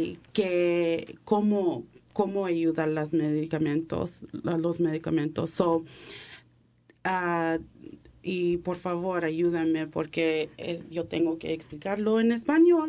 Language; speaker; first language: Spanish; early bilingual, heritage; English